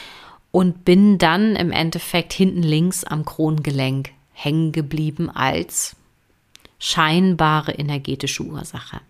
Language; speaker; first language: German; native; German